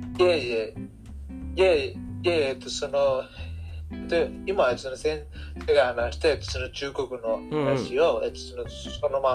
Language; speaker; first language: Japanese; non-native, learner; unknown